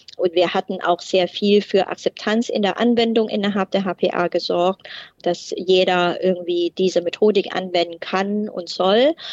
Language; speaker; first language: German; non-native, fluent; Thai